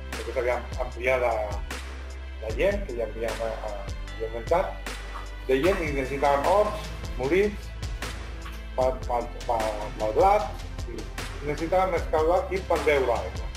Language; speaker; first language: Catalan; non-native, local second language; Spanish